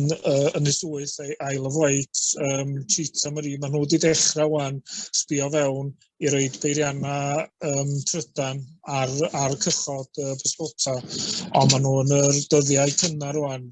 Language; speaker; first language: Welsh; native; Welsh